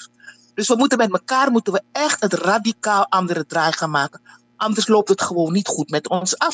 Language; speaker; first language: Dutch; native; Dutch